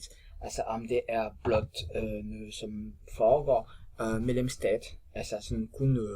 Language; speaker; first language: Danish; non-native, fluent; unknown